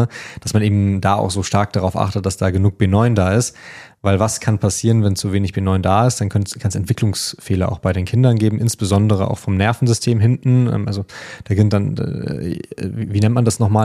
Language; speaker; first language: German; native; German